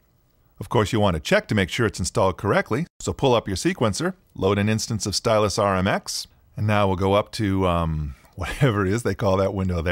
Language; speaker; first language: English; native; English